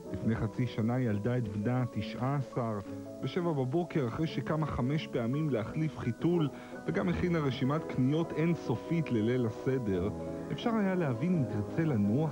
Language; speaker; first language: Hebrew; native; Hebrew